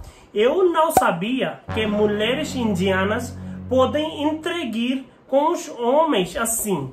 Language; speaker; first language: Portuguese; non-native, learner; Hindi